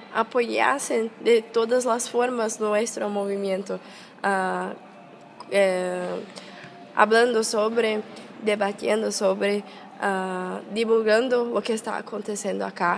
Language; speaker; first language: Spanish; non-native, fluent; Portuguese